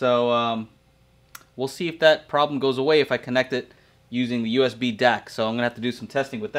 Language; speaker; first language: English; native; English